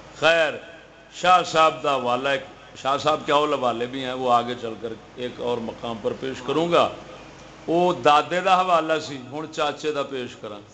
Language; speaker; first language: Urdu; non-native, local second language; Punjabi